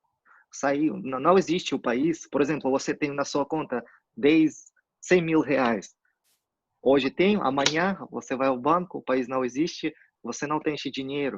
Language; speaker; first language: Portuguese; non-native, fluent; Russian